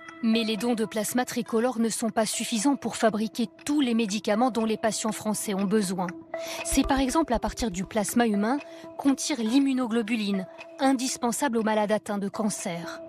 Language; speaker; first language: French; native; French